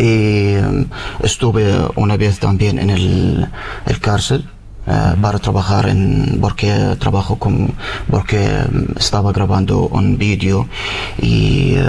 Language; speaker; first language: Spanish; non-native, learner; Arabic